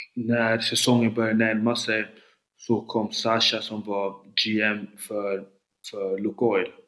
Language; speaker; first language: Swedish; early bilingual, other home language; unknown